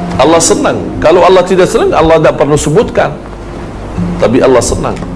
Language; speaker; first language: Malay; non-native, fluent; Arabic